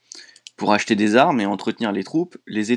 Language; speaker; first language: French; native; French